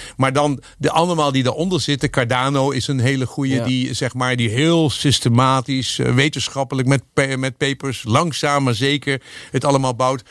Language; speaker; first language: Dutch; native; Dutch